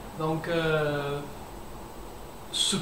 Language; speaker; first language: French; non-native, learner; English